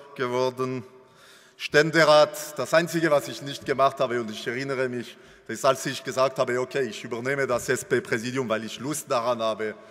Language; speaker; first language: German; non-native, local second language; French